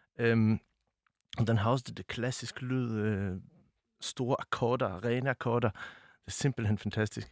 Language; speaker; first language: Danish; non-native, fluent; Polish